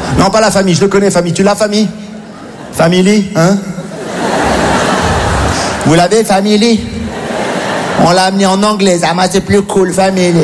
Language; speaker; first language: French; native; French